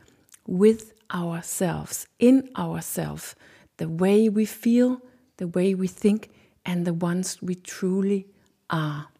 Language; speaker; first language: English; non-native, fluent; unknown